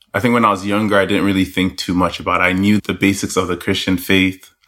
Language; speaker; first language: English; non-native, local second language; Yoruba